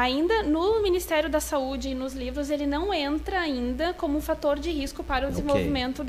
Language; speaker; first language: Portuguese; native; Portuguese